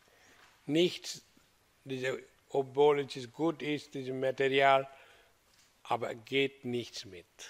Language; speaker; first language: German; non-native, learner; Hindi